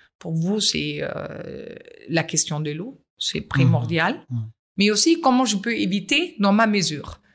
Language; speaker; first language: French; non-native, fluent; German